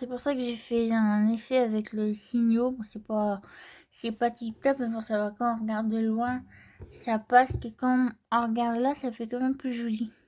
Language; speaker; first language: French; native; French